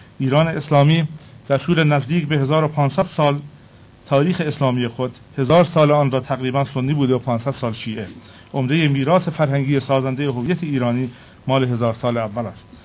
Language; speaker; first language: Persian; non-native, local second language; Kurdish